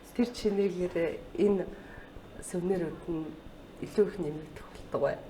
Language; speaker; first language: Mongolian; native; Mongolian